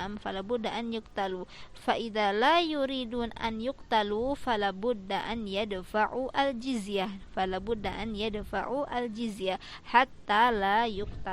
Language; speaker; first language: Arabic; non-native, fluent; Indonesian